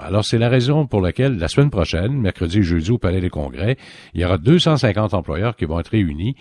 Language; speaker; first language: French; native; French